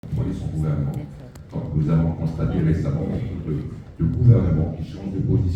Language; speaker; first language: French; non-native, local second language; Arabic